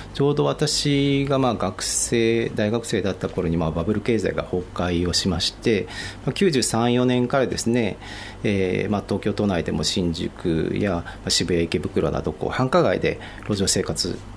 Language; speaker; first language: Japanese; native; Japanese